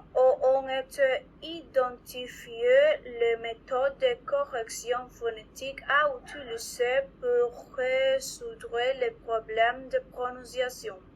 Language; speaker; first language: French; non-native, learner; Spanish